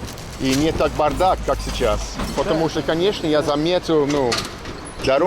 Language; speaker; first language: Russian; non-native, learner; English